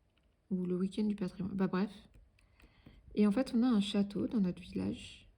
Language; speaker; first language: French; native; French